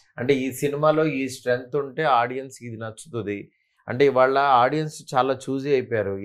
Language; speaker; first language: Telugu; native; Telugu